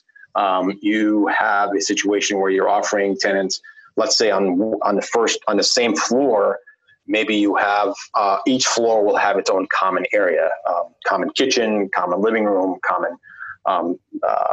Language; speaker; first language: English; non-native, fluent; Arabic